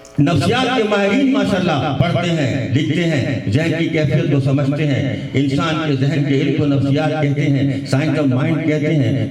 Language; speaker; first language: Urdu; native; Urdu